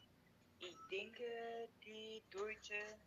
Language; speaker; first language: German; non-native, learner; Macedonian